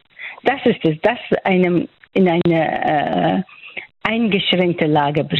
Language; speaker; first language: German; non-native, fluent; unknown